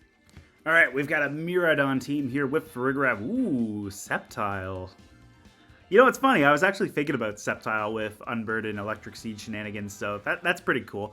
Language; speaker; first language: English; native; English